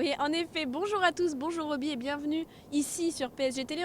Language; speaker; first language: French; native; French